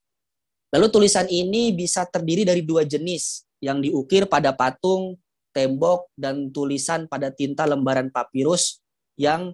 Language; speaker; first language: Indonesian; native; Indonesian